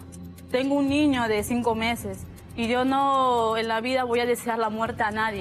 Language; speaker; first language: Spanish; native; Spanish